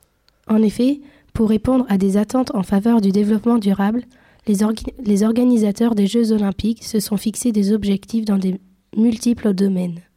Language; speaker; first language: French; native; French